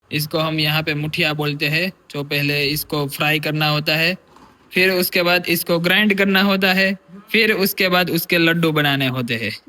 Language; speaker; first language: Hindi; non-native, local second language; Gujarati